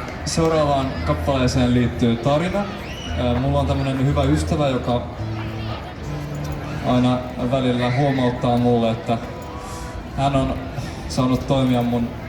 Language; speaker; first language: Finnish; native; Finnish